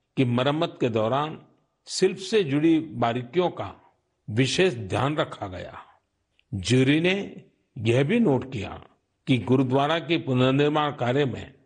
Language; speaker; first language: Hindi; non-native, local second language; Gujarati